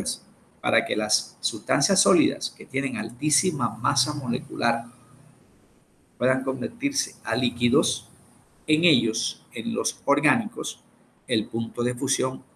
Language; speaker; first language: Spanish; native; Spanish